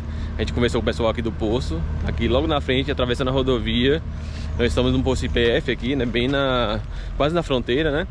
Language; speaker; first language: Portuguese; native; Portuguese